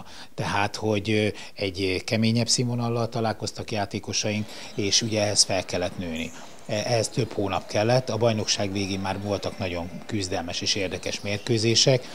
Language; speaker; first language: Hungarian; native; Hungarian